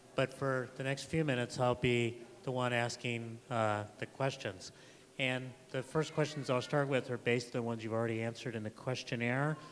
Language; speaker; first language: English; native; English